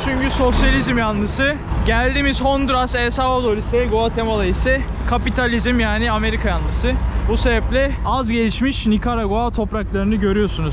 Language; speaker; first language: Turkish; native; Turkish